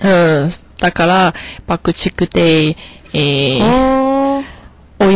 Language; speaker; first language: Japanese; non-native, learner; Chinese